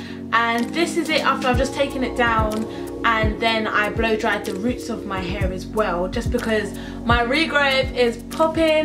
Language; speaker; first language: English; native; English